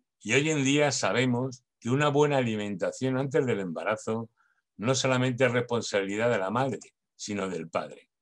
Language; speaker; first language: Spanish; native; Spanish